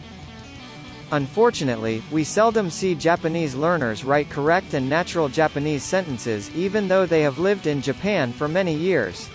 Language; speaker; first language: English; non-native, fluent; Japanese